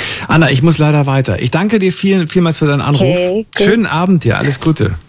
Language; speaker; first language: German; native; German